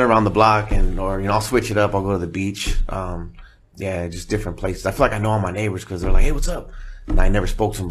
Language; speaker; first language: English; native; English